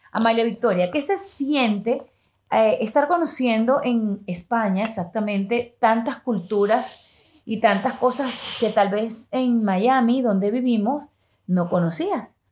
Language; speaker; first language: Spanish; native; Spanish